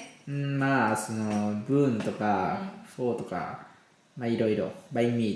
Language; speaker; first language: Japanese; non-native, fluent; Vietnamese